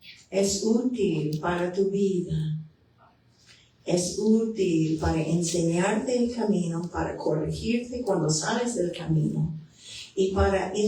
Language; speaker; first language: Spanish; non-native, fluent; English